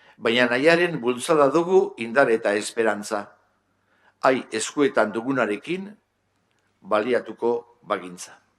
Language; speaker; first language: Basque; native; Basque